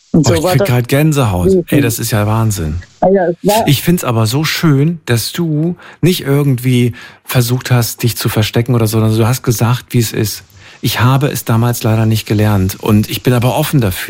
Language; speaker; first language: German; native; German